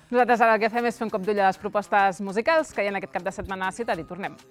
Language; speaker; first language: Catalan; native; Catalan